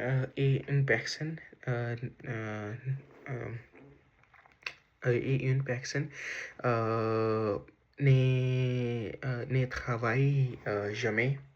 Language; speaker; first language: French; non-native, learner; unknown